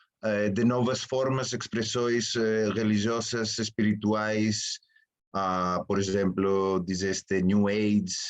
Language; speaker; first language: Portuguese; non-native, fluent; Spanish